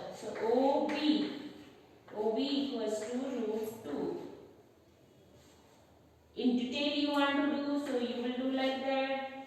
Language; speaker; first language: English; non-native, local second language; Hindi